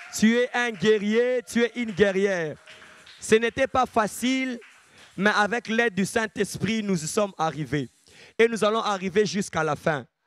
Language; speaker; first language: French; non-native, local second language; Lingala